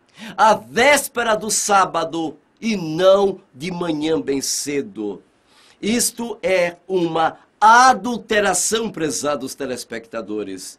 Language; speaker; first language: Portuguese; native; Portuguese